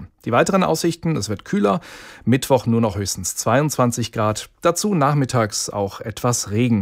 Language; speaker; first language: German; native; German